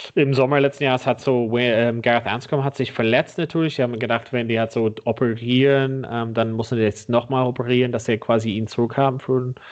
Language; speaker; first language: German; non-native, fluent; English